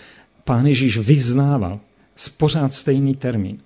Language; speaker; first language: Czech; native; Czech